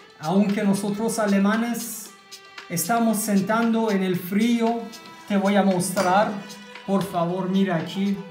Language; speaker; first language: Spanish; non-native, fluent; German